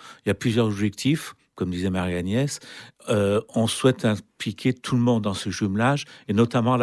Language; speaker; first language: French; native; French